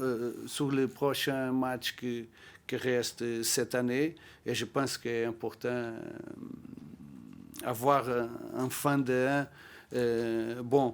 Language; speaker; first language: French; non-native, learner; Portuguese